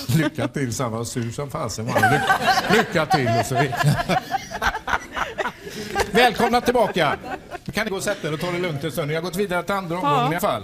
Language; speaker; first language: Swedish; native; Swedish